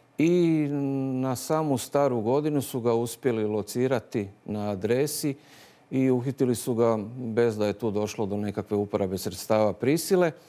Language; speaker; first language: Croatian; native; Croatian